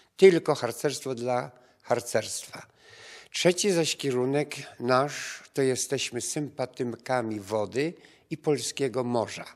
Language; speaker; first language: Polish; native; Polish